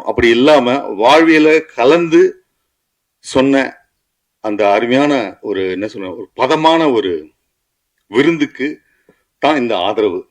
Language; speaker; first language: Tamil; native; Tamil